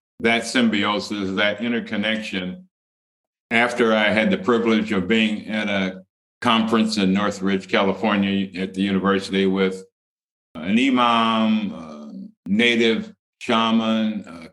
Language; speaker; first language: English; native; English